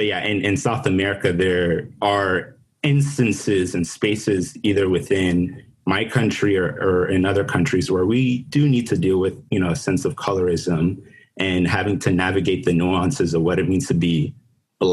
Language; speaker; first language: English; non-native, fluent; Spanish